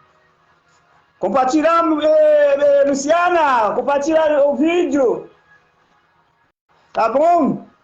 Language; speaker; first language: Portuguese; non-native, learner; Haitian Creole